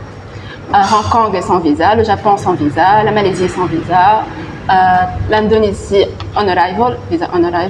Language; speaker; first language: French; non-native, local second language; Arabic